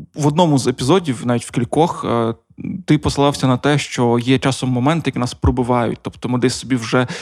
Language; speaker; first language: Ukrainian; non-native, local second language; Russian